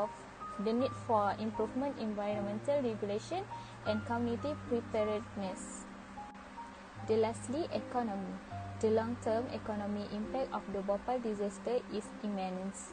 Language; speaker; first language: English; non-native, local second language; Malay